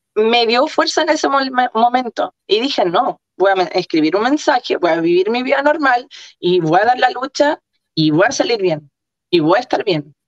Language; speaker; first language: Spanish; early bilingual, other home language; Croatian